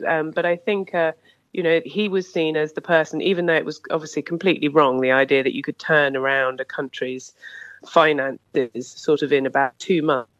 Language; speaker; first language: English; native; English